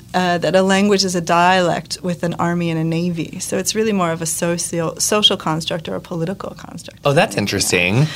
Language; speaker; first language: English; native; English